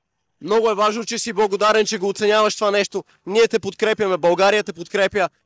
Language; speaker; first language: Bulgarian; native; Bulgarian